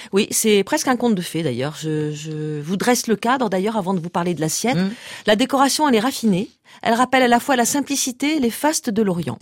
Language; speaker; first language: French; native; French